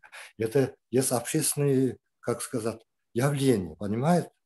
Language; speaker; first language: Russian; non-native, local second language; Kyrgyz